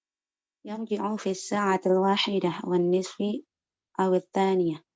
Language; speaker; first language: Arabic; non-native, learner; Indonesian